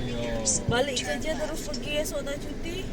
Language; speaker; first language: Malay; native; Malay